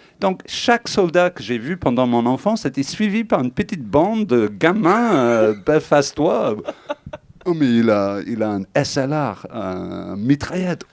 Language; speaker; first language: French; non-native, fluent; English